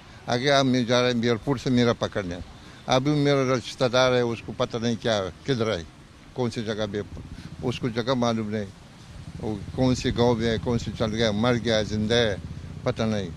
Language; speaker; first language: Hindi; non-native, learner; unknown